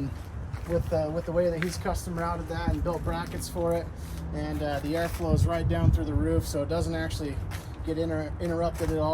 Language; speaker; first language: English; native; English